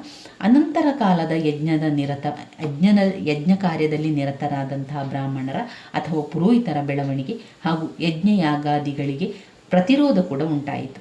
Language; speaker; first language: Kannada; native; Kannada